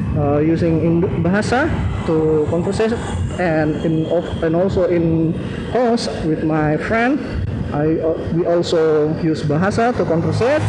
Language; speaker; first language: English; non-native, learner; Indonesian